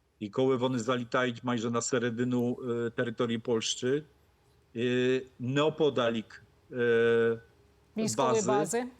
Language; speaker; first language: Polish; non-native, fluent; Ukrainian